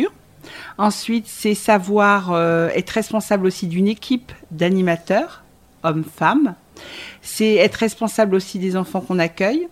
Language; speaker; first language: French; native; French